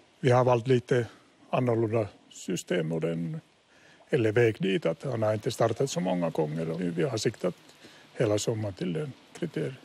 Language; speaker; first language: Swedish; non-native, fluent; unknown